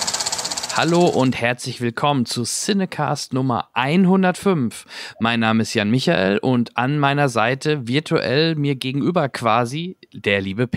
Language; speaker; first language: German; native; German